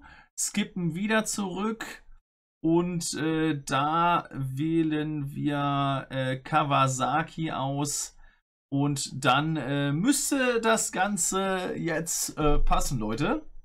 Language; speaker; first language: German; native; German